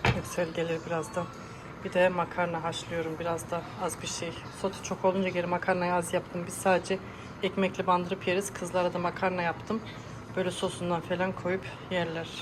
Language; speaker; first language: Turkish; early bilingual, heritage; Turkish